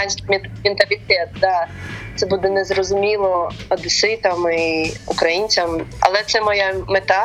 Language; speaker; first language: Ukrainian; non-native, local second language; Russian